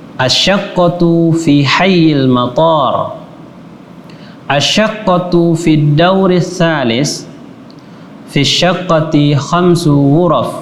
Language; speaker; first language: Arabic; non-native, fluent; Indonesian